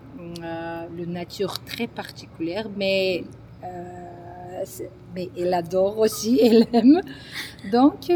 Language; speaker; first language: French; non-native, learner; Georgian